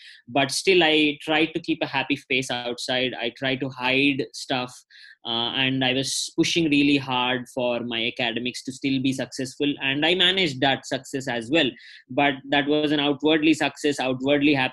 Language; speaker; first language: English; non-native, local second language; Telugu